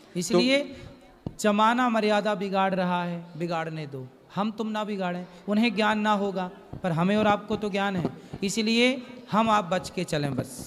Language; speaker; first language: Hindi; native; Hindi